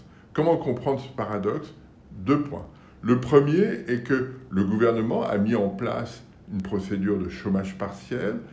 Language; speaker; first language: French; native; French